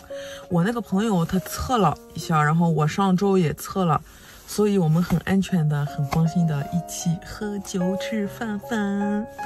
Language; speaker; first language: Chinese; non-native, fluent; French